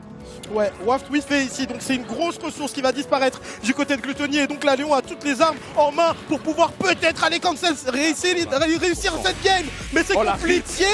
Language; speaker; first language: French; native; French